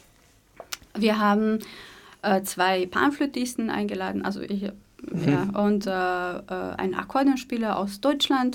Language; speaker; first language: German; native; German